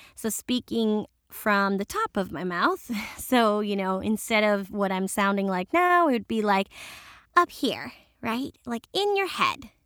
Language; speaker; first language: English; early bilingual, other home language; Spanish